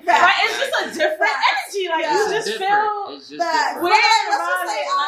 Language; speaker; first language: English; native; English